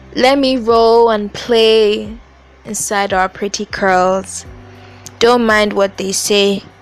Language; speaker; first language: English; non-native, local second language; Yoruba